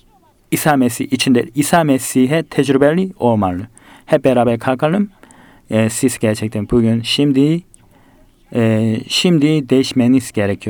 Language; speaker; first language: Turkish; non-native, fluent; Korean